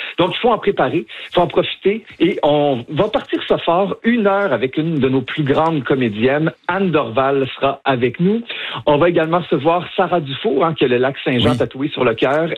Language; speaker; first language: French; native; French